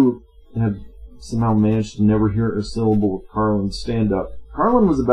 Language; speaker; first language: English; native; English